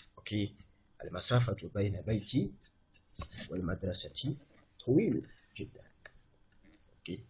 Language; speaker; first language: Arabic; non-native, fluent; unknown